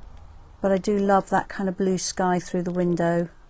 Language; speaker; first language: English; native; English